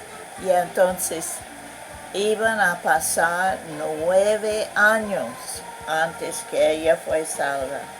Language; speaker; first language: Spanish; non-native, fluent; English